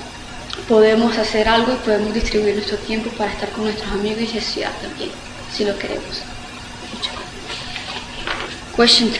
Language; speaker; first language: Spanish; early bilingual, heritage; Spanish